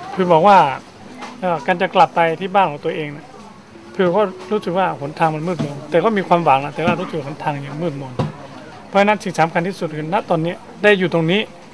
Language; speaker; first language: Thai; non-native, local second language; S'gaw Karen